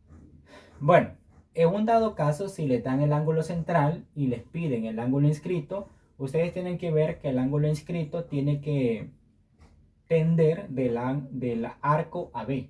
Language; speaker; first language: Spanish; native; Spanish